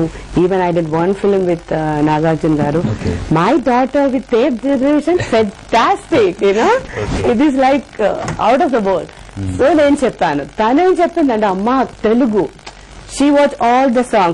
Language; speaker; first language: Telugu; non-native, fluent; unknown